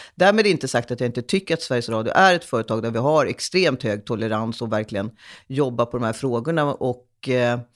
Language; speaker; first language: Swedish; early bilingual, other home language; Hungarian